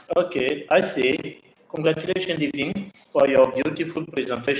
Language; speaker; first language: English; non-native, learner; French